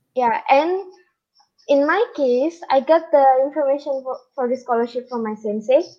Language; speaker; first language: English; non-native, fluent; Indonesian